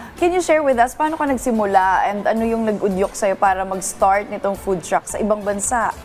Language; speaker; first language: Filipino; native; Filipino